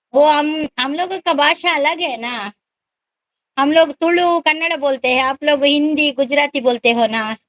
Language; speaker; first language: Hindi; non-native, local second language; Kannada